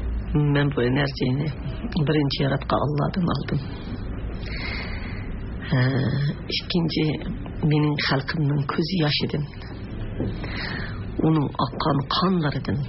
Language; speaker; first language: Turkish; non-native, fluent; Uyghur